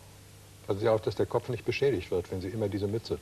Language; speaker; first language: German; native; German